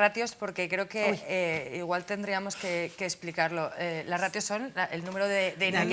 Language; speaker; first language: Spanish; native; Spanish